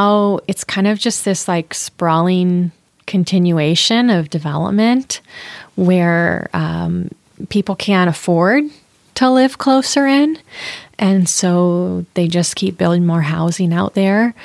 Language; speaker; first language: English; native; English